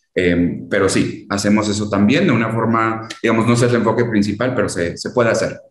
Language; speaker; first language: Spanish; early bilingual, heritage; Spanish